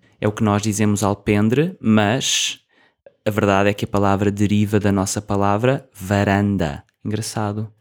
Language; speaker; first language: Portuguese; native; Portuguese